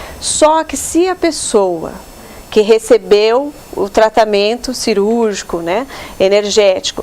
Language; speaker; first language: Portuguese; native; Portuguese